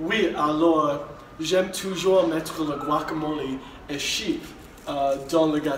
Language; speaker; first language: French; non-native, learner; English